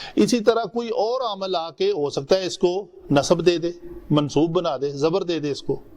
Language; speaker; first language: Urdu; non-native, local second language; Punjabi